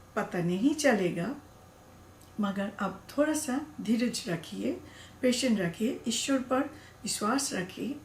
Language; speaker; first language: Hindi; non-native, learner; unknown